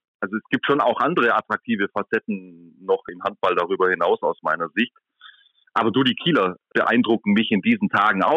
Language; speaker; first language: German; native; German